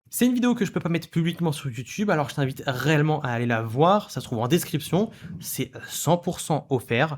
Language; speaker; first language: French; native; French